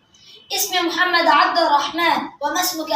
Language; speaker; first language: Arabic; non-native, learner; Urdu